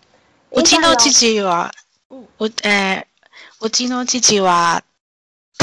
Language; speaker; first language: Japanese; non-native, learner; Chinese